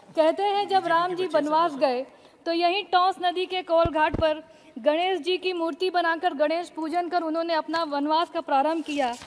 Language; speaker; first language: Hindi; native; Hindi